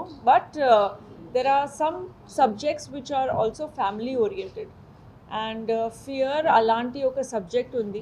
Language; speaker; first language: Telugu; non-native, learner; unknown